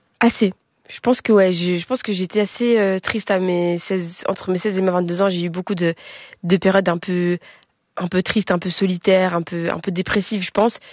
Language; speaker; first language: French; native; French